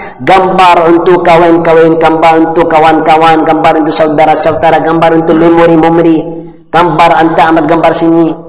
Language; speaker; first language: Malay; non-native, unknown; Arabic